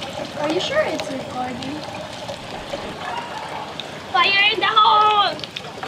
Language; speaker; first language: English; non-native, learner; Cebuano